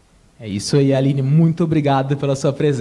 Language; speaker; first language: Portuguese; native; Portuguese